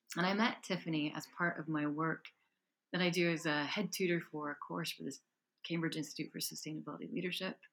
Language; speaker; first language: English; native; English